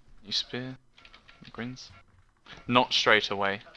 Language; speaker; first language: English; native; English